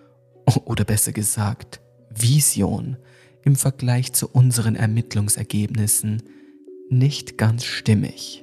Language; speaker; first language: German; native; German